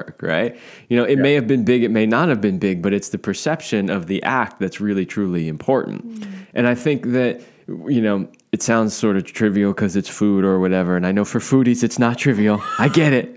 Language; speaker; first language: English; native; English